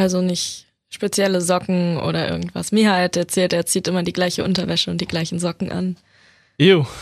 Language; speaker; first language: German; native; German